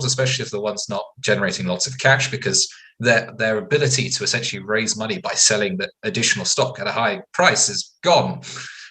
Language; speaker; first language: English; native; English